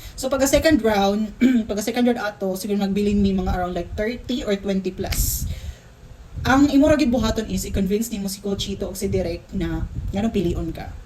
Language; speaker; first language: Cebuano; non-native, local second language; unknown